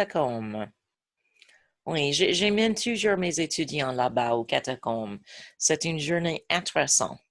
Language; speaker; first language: French; non-native, fluent; English